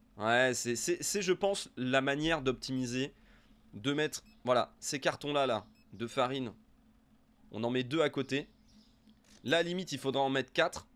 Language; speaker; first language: French; native; French